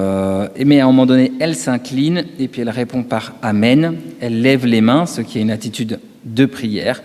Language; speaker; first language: French; native; French